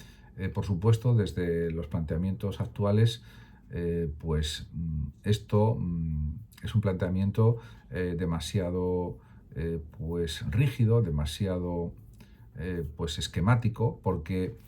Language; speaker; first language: Spanish; native; Spanish